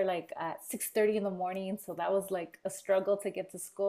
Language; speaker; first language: English; native; English